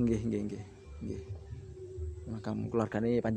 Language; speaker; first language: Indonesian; non-native, local second language; Javanese